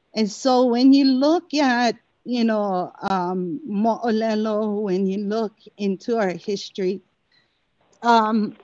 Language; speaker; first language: English; native; English